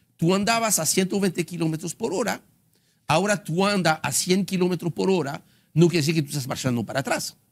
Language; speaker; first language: Spanish; non-native, fluent; French